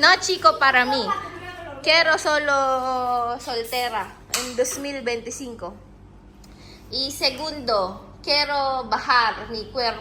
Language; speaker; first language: Spanish; non-native, learner; Filipino